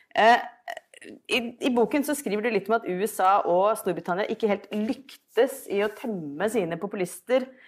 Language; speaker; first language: Norwegian; native; Norwegian